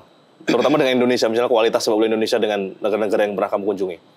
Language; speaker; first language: Indonesian; native; Indonesian